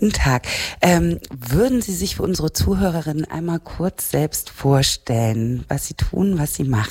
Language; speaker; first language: German; native; German